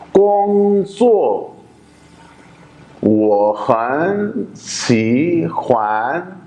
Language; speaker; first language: Chinese; non-native, fluent; Urdu